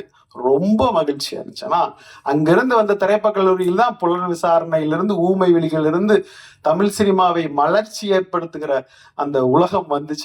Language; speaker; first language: Tamil; native; Tamil